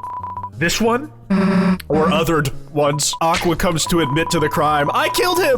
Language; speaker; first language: English; native; English